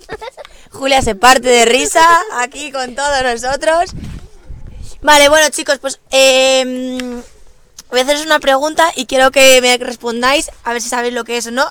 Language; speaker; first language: Spanish; native; Spanish